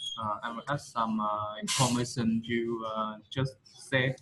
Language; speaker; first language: English; non-native, fluent; Vietnamese